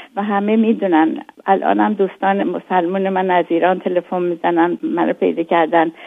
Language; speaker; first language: Persian; native; Persian